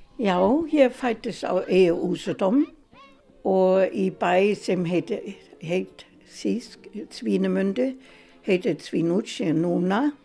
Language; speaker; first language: Icelandic; non-native, fluent; German